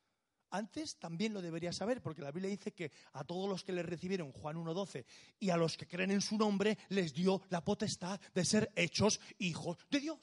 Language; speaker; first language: Spanish; native; Spanish